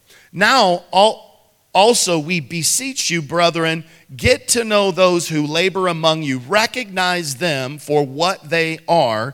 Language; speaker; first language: English; native; English